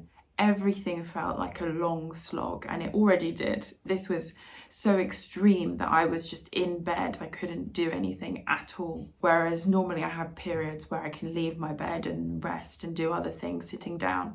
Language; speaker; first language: English; native; English